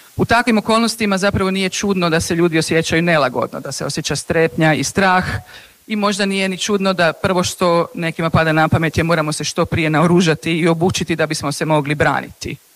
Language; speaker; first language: Croatian; native; Croatian